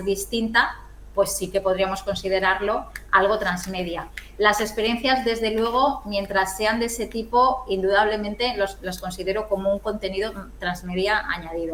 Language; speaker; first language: Spanish; native; Spanish